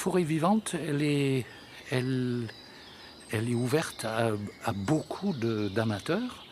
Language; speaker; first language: French; native; French